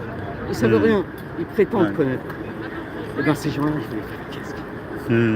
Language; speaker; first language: French; native; French